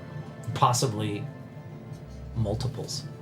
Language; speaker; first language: English; native; English